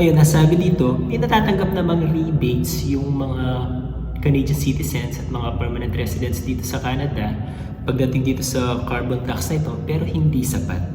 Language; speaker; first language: Filipino; native; Filipino